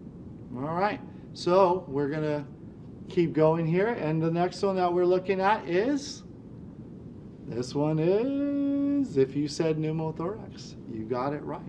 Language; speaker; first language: English; native; English